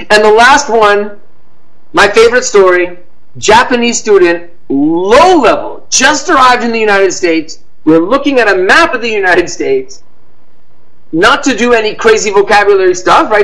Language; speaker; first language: English; native; English